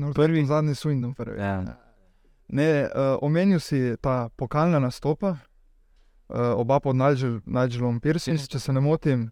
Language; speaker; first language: Slovenian; native; Slovenian